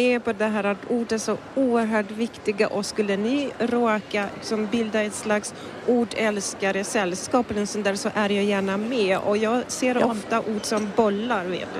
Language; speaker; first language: Swedish; non-native, fluent; Polish